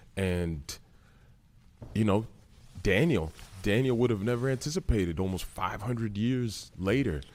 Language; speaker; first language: English; native; English